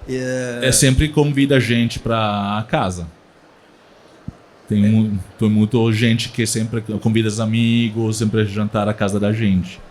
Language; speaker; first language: Portuguese; non-native, learner; Italian